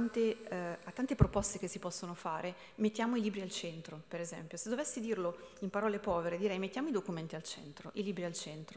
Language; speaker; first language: Italian; native; Italian